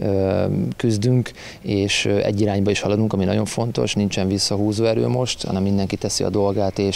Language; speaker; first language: Hungarian; native; Hungarian